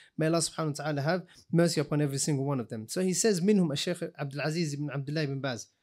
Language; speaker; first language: English; native; English